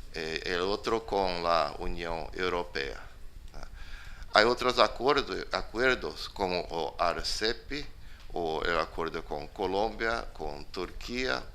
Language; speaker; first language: Spanish; non-native, fluent; Portuguese